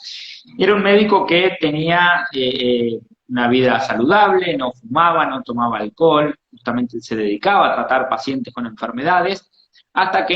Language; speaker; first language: Spanish; native; Spanish